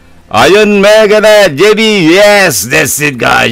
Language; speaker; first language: English; non-native, local second language; Malay